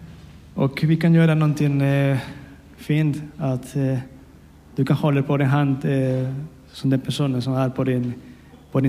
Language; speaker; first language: Swedish; non-native, learner; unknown